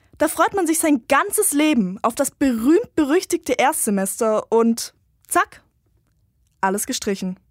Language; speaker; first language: German; native; German